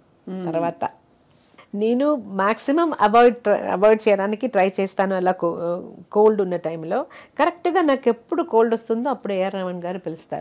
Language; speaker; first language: Telugu; non-native, local second language; Malayalam